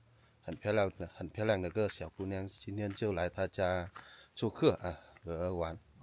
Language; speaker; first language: Chinese; non-native, learner; Vietnamese